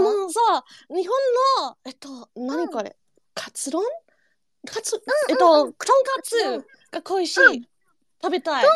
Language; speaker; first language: Japanese; non-native, learner; English